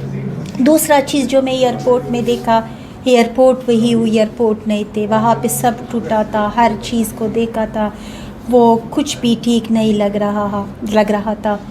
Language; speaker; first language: Hindi; non-native, learner; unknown